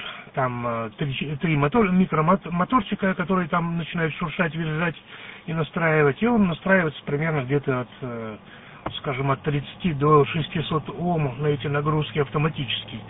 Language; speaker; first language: Russian; native; Russian